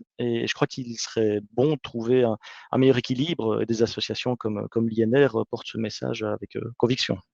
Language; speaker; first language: French; native; French